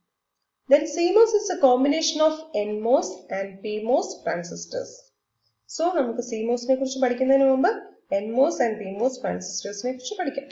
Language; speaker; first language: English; non-native, local second language; Malayalam